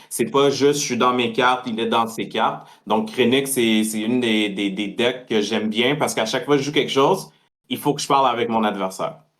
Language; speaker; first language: French; native; French